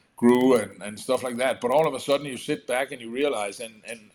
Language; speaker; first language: English; non-native, fluent; Danish